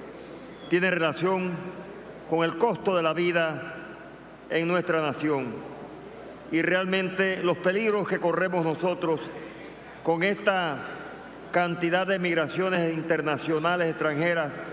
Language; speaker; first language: Spanish; native; Spanish